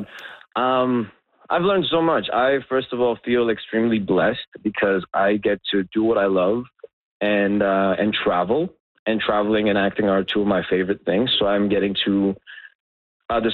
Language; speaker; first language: English; non-native, fluent; Spanish